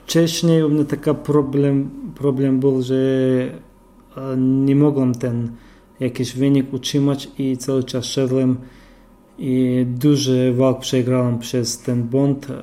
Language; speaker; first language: Polish; non-native, fluent; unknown